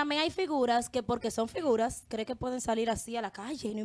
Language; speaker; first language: Spanish; native; Spanish